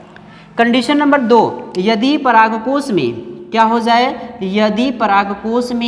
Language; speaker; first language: Hindi; native; Hindi